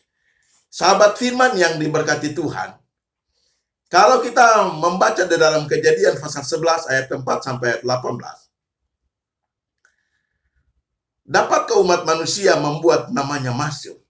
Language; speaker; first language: Indonesian; native; Indonesian